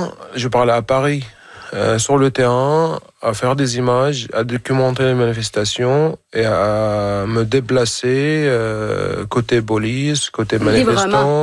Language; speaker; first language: French; non-native, fluent; Arabic